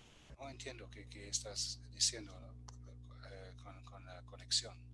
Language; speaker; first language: Spanish; non-native, fluent; German